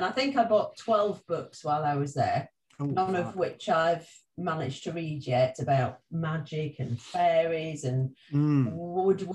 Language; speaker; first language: English; native; English